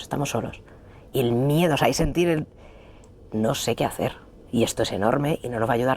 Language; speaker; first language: Spanish; native; Spanish